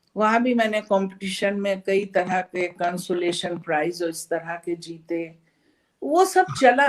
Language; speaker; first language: Hindi; native; Hindi